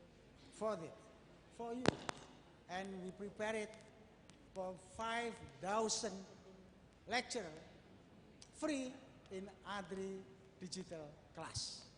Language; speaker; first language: English; non-native, learner; Indonesian